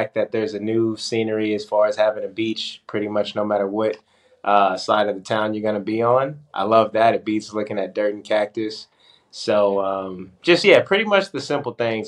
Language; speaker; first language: English; native; English